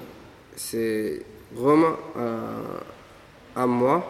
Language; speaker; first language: French; non-native, learner; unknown